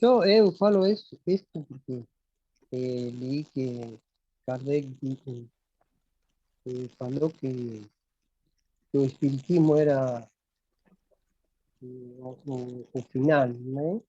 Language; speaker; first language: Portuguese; non-native, fluent; Spanish